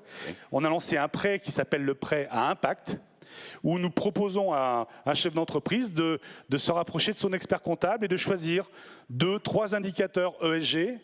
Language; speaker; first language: French; native; French